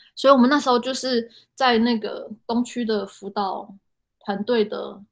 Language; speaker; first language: Chinese; native; Chinese